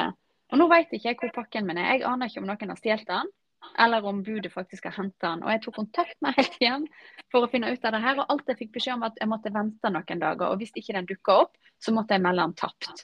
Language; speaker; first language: Norwegian; native; Norwegian